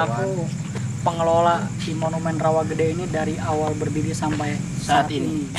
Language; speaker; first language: Indonesian; native; Indonesian